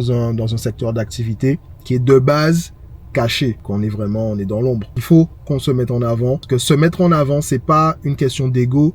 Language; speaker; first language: French; native; French